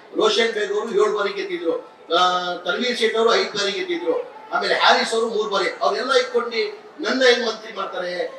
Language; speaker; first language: Kannada; non-native, local second language; Urdu